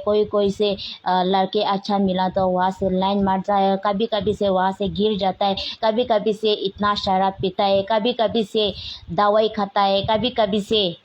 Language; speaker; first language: Hindi; non-native, local second language; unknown